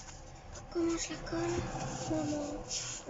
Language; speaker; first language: French; native; French